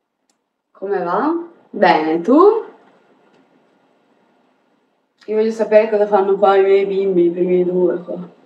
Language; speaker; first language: Italian; early bilingual, other home language; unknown